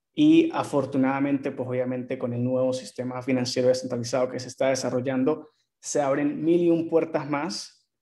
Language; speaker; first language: Spanish; native; Spanish